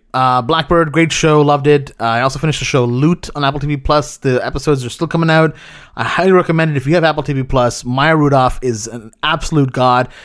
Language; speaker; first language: English; early bilingual, other home language; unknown